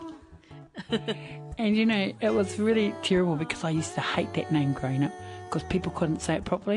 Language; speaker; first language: English; native; English